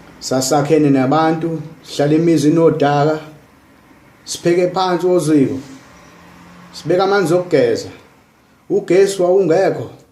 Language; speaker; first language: Zulu; non-native, local second language; English